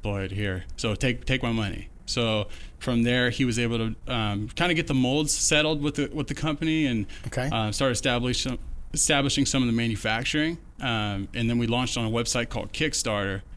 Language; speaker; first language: English; native; English